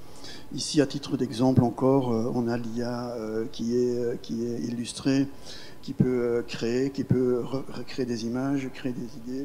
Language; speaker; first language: French; native; French